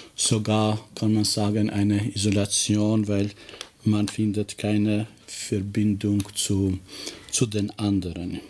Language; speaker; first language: German; non-native, fluent; Albanian